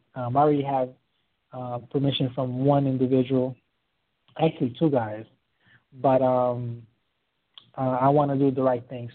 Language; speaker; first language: English; early bilingual, other home language; Haitian Creole